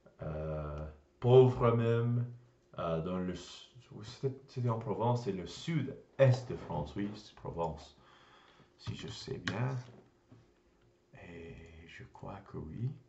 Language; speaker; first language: French; non-native, learner; English